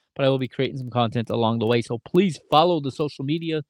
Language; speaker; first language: English; native; English